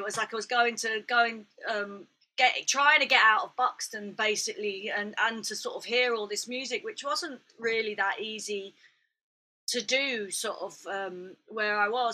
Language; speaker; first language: English; native; English